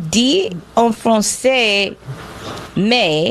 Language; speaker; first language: French; non-native, learner; English